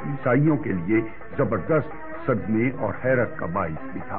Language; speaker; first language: Urdu; native; Urdu